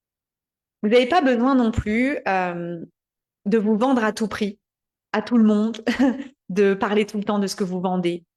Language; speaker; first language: French; native; French